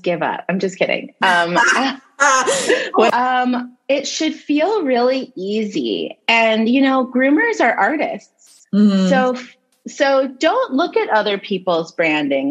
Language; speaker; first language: English; native; English